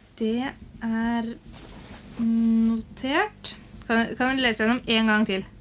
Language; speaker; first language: Norwegian; native; Norwegian